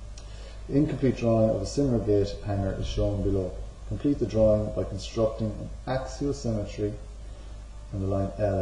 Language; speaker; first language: English; native; English